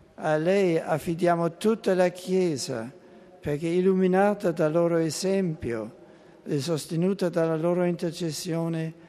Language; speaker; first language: Italian; non-native, fluent; German